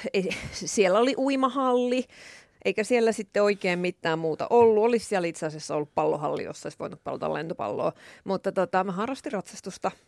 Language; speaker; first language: Finnish; native; Finnish